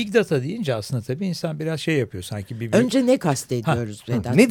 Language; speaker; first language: Turkish; native; Turkish